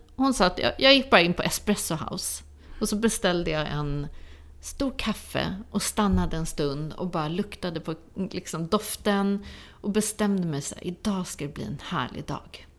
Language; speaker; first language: Swedish; early bilingual, other home language; Polish